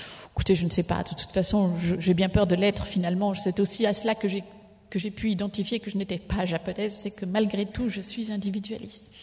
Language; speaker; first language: French; native; French